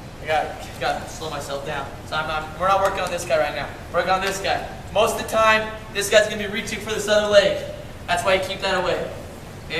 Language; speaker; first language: English; native; English